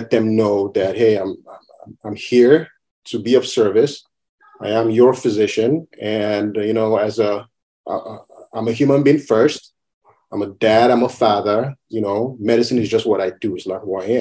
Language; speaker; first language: English; non-native, local second language; Yoruba